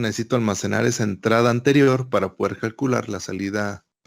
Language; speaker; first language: Spanish; native; Spanish